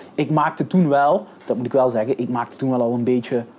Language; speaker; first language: Dutch; native; Dutch